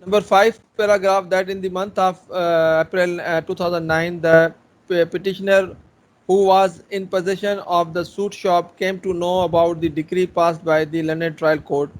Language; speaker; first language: English; non-native, local second language; Urdu